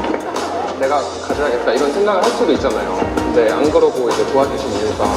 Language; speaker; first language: Korean; native; Korean